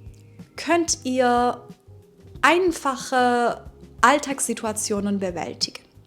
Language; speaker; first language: German; non-native, fluent; Persian